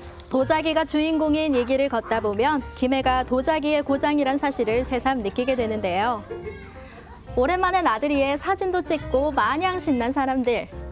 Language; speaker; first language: Korean; native; Korean